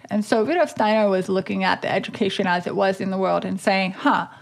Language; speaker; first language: English; native; English